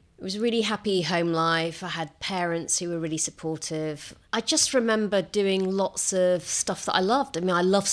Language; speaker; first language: English; native; English